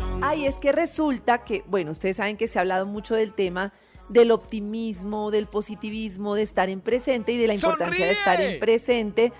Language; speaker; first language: Spanish; native; Spanish